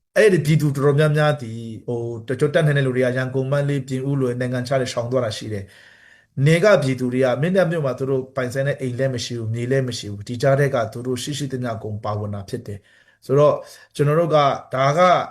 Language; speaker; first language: Burmese; non-native, local second language; Hakha Chin